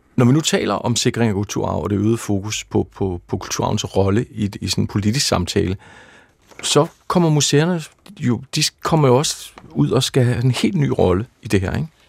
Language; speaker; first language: Danish; native; Danish